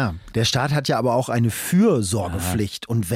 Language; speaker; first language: German; native; German